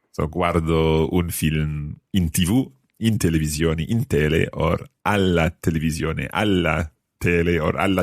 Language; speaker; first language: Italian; non-native, fluent; English